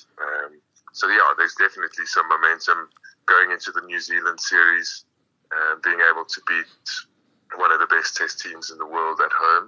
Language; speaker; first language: English; native; English